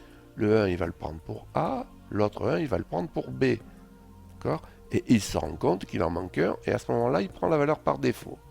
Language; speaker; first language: French; native; French